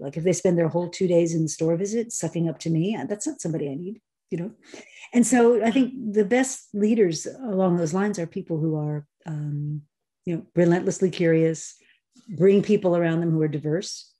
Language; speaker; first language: English; native; English